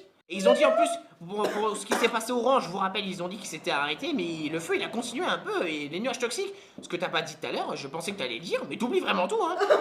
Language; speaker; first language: French; native; French